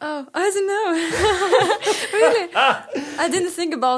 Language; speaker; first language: English; non-native, learner; Ingush